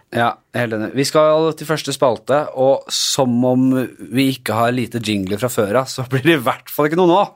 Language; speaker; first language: Norwegian; native; Norwegian